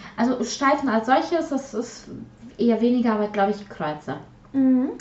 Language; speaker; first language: German; early bilingual, other home language; Polish